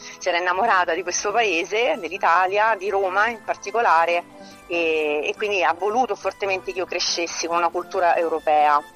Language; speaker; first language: Italian; early bilingual, other home language; Persian